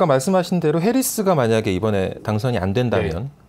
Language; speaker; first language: Korean; native; Korean